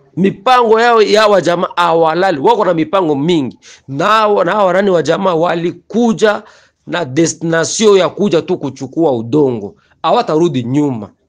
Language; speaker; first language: Swahili; native; Swahili